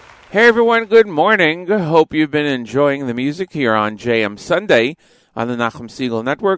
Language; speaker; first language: English; native; English